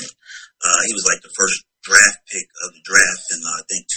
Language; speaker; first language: English; native; English